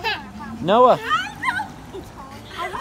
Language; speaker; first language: English; native; English